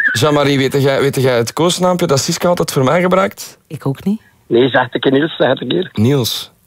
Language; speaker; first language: Dutch; native; Dutch